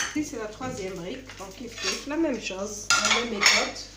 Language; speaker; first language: French; non-native, local second language; Arabic